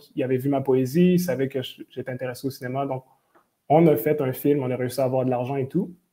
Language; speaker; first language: French; native; French